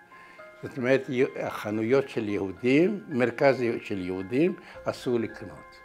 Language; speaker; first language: Hebrew; non-native, fluent; Arabic